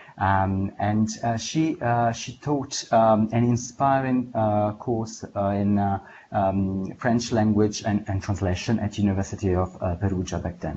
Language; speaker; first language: English; non-native, fluent; Italian